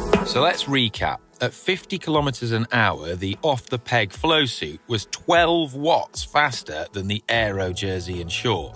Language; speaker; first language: English; native; English